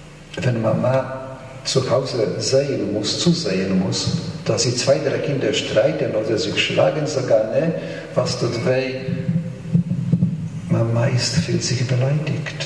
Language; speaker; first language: German; non-native, fluent; Polish